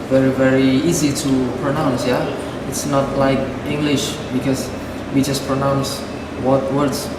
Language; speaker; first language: English; non-native, fluent; Indonesian